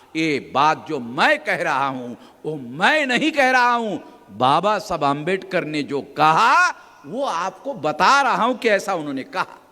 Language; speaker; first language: Hindi; non-native, local second language; Marathi